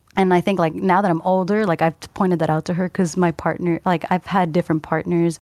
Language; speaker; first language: English; native; English